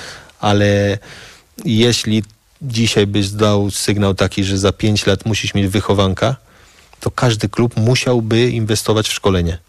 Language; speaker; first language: Polish; early bilingual, heritage; Polish